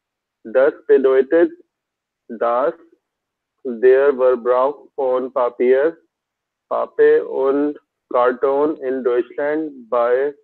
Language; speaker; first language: German; non-native, learner; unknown